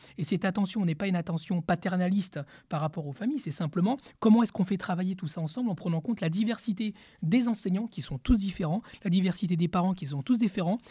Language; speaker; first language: French; early bilingual, other home language; Spanish